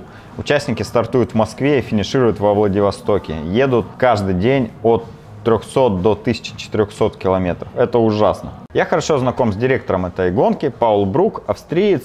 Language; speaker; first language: Russian; native; Russian